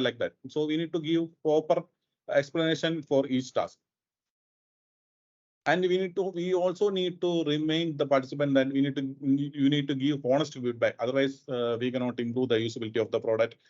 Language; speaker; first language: English; non-native, local second language; Malayalam